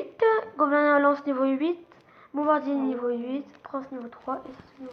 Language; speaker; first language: French; native; French